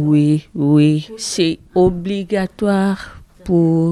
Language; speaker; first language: French; non-native, learner; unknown